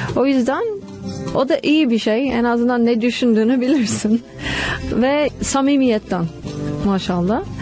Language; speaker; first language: Turkish; non-native, fluent; English